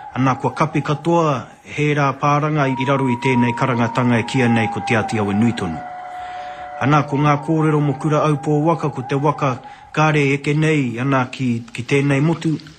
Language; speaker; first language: Māori; native; Māori